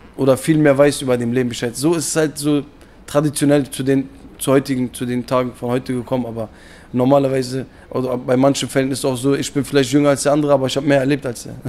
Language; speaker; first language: German; early bilingual, other home language; Turkish